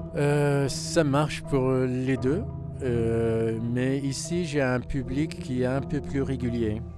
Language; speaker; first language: French; non-native, local second language; Arabic